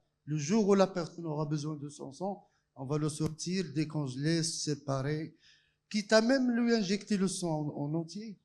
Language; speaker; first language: French; non-native, local second language; Arabic